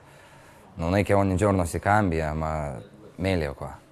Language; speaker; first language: Italian; non-native, learner; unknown